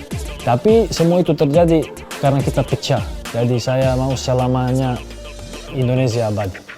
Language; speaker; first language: Indonesian; non-native, fluent; Serbian